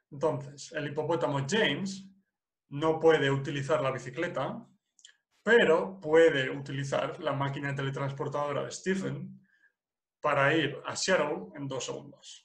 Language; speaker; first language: Spanish; non-native, fluent; English